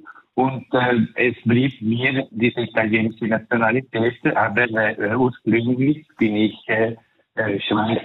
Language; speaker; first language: German; early bilingual, heritage; Italian